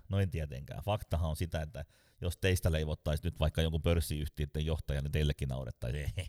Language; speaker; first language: Finnish; native; Finnish